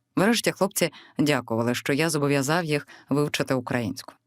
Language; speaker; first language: Ukrainian; native; Ukrainian